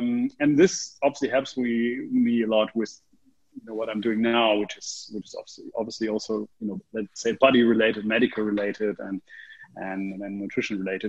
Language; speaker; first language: English; non-native, fluent; German